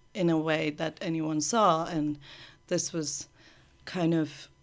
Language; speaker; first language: English; early bilingual, other home language; Persian